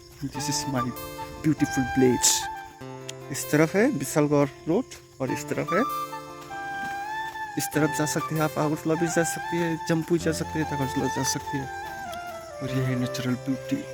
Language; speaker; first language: Hindi; non-native, local second language; Kok Borok